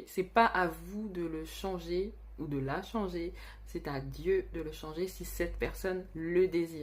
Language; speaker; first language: French; native; French